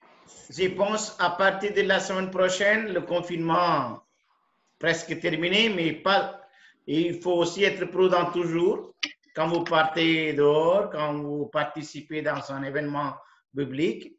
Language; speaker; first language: French; non-native, fluent; Tamil